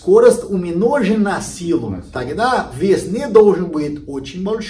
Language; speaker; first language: Russian; non-native, learner; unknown